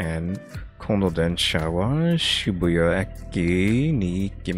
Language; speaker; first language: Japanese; non-native, learner; English